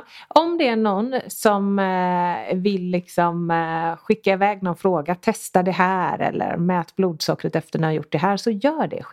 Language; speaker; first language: Swedish; native; Swedish